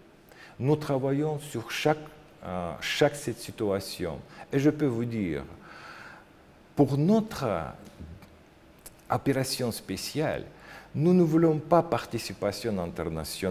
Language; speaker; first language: French; non-native, learner; Russian